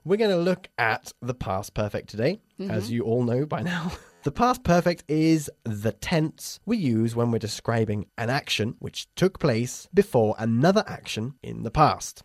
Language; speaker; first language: English; native; English